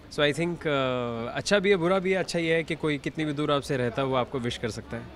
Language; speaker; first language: Hindi; native; Hindi